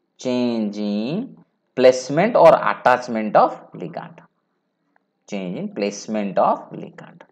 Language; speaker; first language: Hindi; non-native, local second language; Bangla